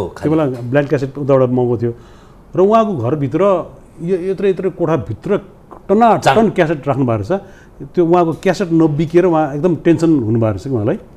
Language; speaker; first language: Nepali; non-native, local second language; Newari